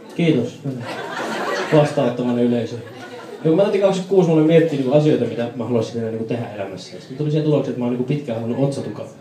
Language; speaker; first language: Finnish; early bilingual, other home language; Persian